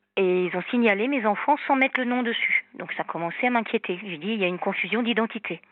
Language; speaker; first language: French; native; French